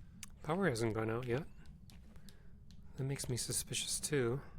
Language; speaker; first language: English; native; English